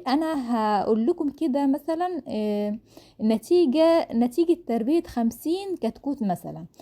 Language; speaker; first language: Arabic; native; Arabic